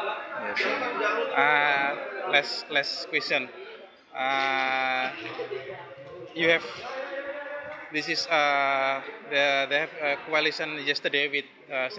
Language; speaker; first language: English; non-native, learner; Indonesian